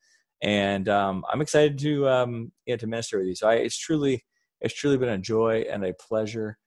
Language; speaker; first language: English; native; English